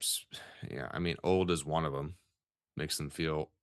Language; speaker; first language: English; native; English